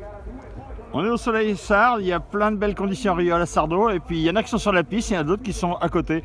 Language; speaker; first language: French; native; French